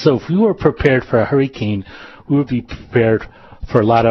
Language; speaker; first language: English; native; English